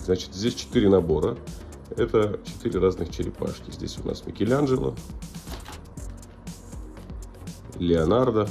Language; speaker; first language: Russian; native; Russian